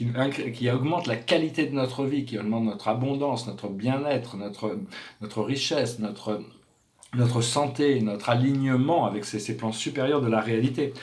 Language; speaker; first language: French; native; French